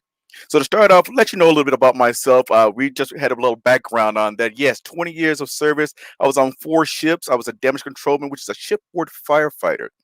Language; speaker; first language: English; native; English